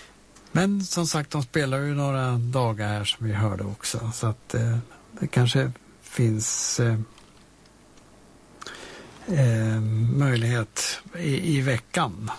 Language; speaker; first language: Swedish; native; Swedish